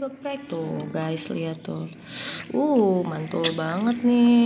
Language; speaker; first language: Indonesian; native; Indonesian